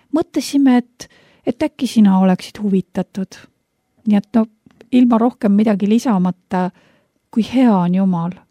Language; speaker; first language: Estonian; native; Estonian